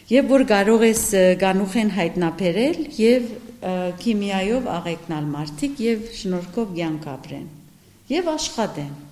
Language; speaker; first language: Armenian; early bilingual, heritage; Armenian